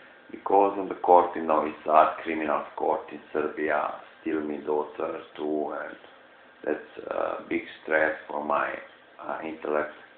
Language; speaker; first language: English; non-native, learner; Serbian